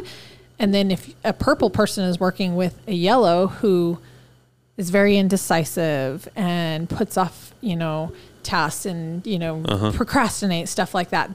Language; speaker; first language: English; native; English